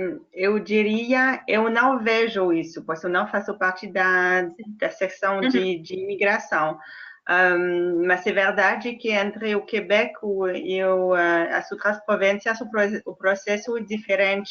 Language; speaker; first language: Portuguese; non-native, fluent; French